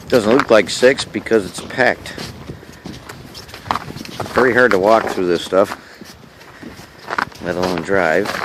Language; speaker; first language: English; native; English